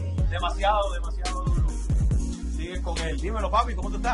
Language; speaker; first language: Spanish; early bilingual, heritage; Spanish